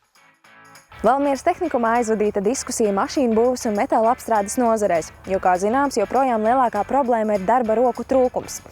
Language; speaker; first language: Latvian; native; Latvian